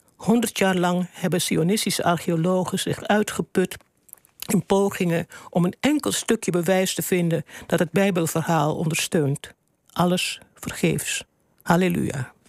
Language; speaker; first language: Dutch; native; Dutch